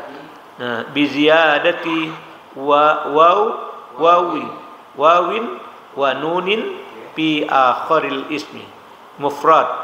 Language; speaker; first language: Arabic; non-native, learner; Indonesian